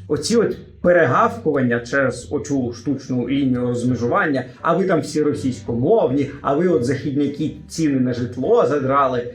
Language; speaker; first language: Ukrainian; non-native, local second language; Russian